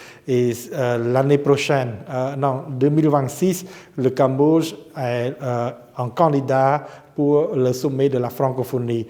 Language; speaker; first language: French; non-native, fluent; Khmer